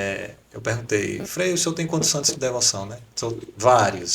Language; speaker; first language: Portuguese; native; Portuguese